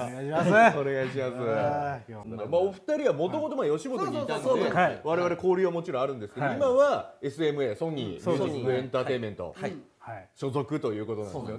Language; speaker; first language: Japanese; native; Japanese